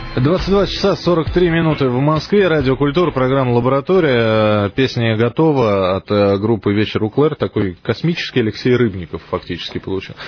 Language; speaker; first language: Russian; native; Russian